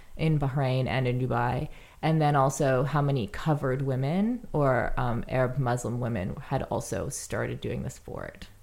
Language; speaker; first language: English; native; English